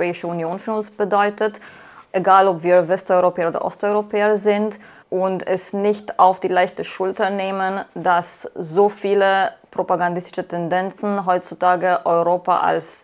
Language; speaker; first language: German; non-native, fluent; Romanian